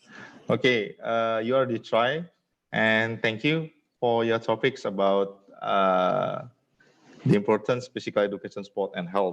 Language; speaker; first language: English; non-native, fluent; Indonesian